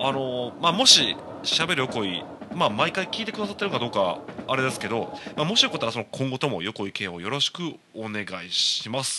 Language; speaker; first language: Japanese; native; Japanese